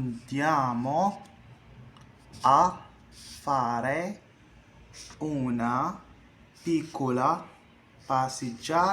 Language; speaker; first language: Italian; non-native, fluent; Arabic